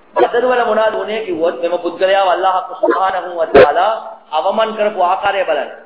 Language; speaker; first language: Sinhala; non-native, local second language; Tamil